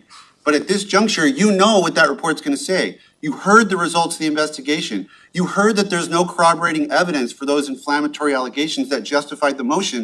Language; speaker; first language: English; native; English